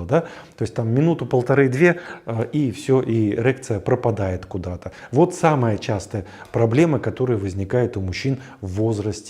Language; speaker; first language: Russian; native; Russian